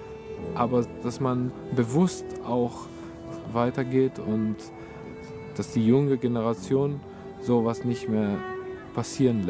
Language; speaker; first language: German; non-native, fluent; Albanian